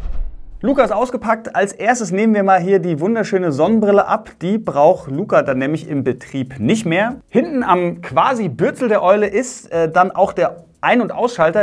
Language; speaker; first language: German; native; German